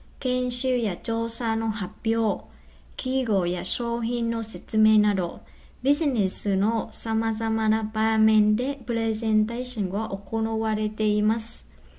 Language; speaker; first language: Japanese; non-native, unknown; Vietnamese